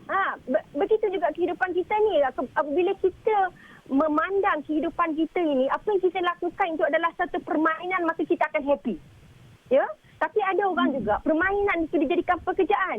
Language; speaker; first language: Malay; native; Malay